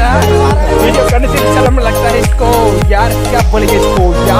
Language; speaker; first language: Hindi; non-native, local second language; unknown